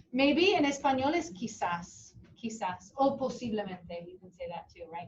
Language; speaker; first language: Spanish; non-native, fluent; English